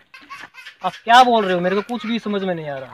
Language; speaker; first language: Hindi; non-native, local second language; Assamese